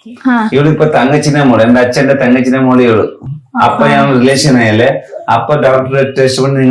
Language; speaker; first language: Malayalam; non-native, local second language; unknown